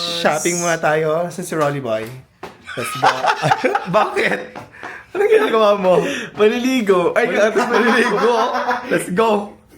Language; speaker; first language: Filipino; native; Filipino